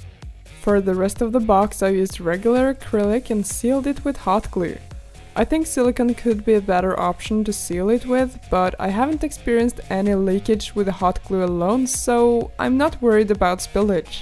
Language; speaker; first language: English; non-native, fluent; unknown